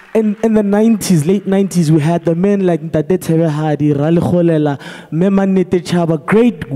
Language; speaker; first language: English; non-native, local second language; Zulu